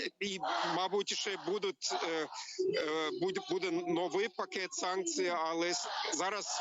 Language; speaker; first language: Ukrainian; non-native, learner; German